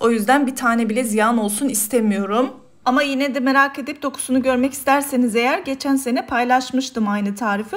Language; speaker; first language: Turkish; native; Turkish